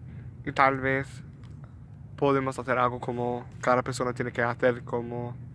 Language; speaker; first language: Spanish; non-native, learner; English